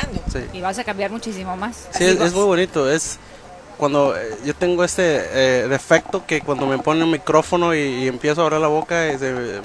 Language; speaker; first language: Spanish; native; Spanish